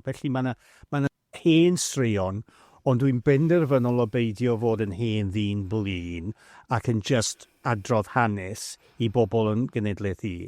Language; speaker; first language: Welsh; non-native, fluent; English